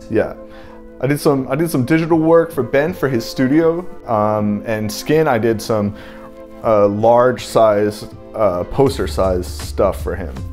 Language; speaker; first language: English; native; English